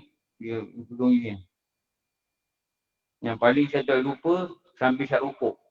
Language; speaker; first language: Malay; native; Malay